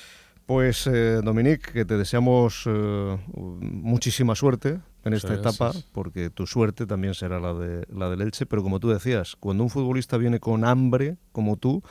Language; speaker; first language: Spanish; native; Spanish